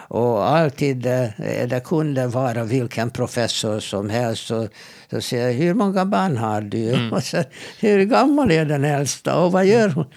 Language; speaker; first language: Swedish; non-native, fluent; Hebrew